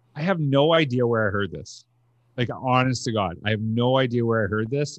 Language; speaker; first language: English; native; English